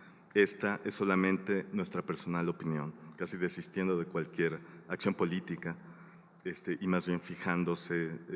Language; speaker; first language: Spanish; native; Spanish